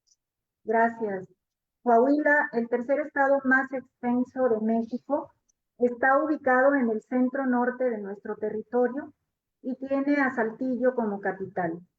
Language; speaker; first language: Spanish; native; Spanish